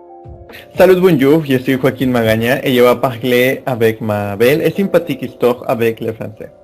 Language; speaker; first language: French; non-native, learner; Spanish